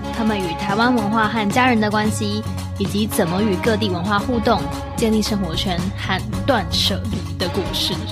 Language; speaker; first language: Chinese; native; Chinese